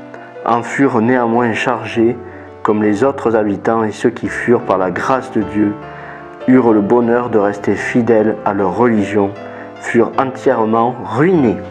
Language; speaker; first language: French; native; French